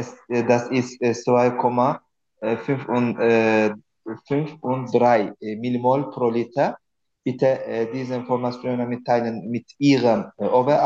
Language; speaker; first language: German; non-native, learner; Turkish